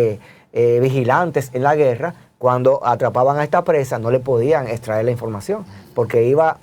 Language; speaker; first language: Spanish; native; Spanish